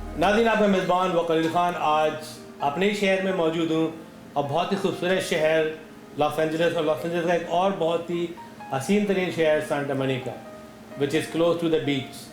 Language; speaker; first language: Urdu; native; Urdu